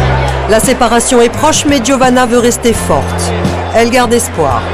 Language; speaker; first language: French; native; French